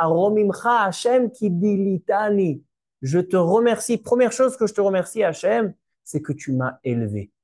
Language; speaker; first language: French; native; French